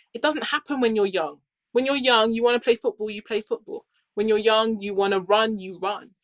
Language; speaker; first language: English; native; English